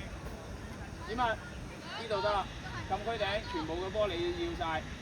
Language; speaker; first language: Cantonese; native; Cantonese